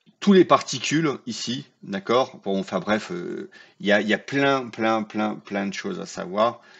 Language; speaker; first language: French; native; French